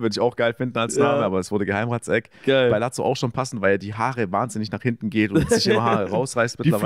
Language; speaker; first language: German; native; German